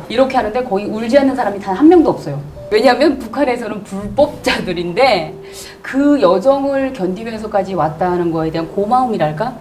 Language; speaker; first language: Korean; native; Korean